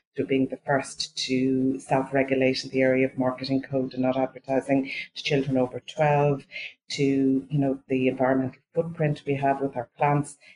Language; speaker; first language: English; native; English